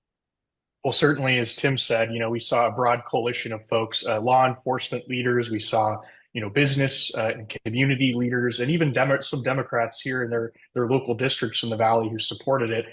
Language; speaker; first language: English; native; English